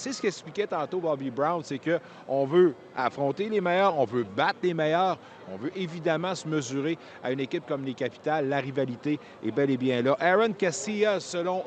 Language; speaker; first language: French; native; French